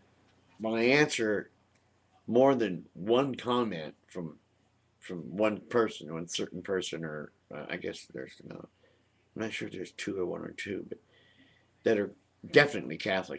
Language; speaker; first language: English; native; English